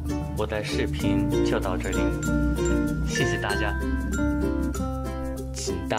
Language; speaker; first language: Chinese; non-native, fluent; Spanish